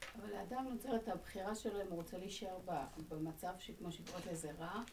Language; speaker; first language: Hebrew; early bilingual, other home language; Persian